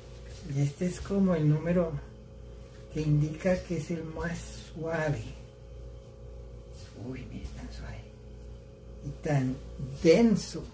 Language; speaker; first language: Spanish; early bilingual, heritage; Spanish